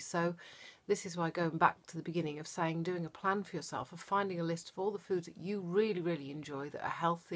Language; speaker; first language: English; native; English